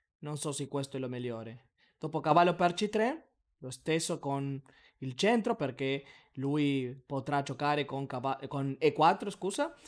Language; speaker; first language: Italian; non-native, learner; Spanish